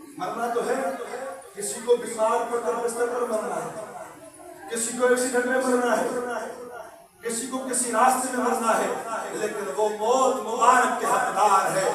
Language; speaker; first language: Urdu; non-native, local second language; Sindhi